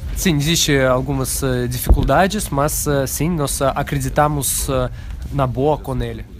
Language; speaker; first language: Portuguese; non-native, learner; Russian